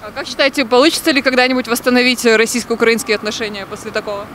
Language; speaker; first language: Russian; native; Russian